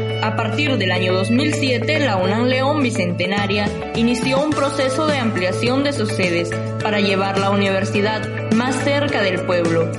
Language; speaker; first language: Spanish; native; Spanish